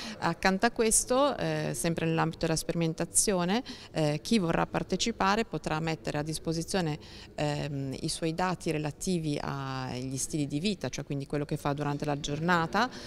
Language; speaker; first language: Italian; native; Italian